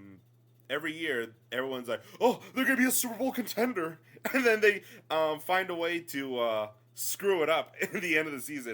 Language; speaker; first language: English; native; English